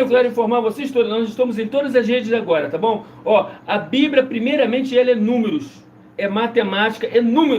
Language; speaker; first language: Portuguese; native; Portuguese